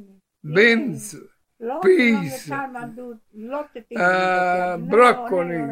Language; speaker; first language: English; non-native, learner; Italian